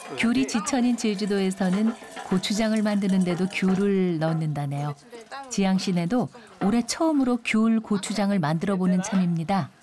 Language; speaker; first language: Korean; native; Korean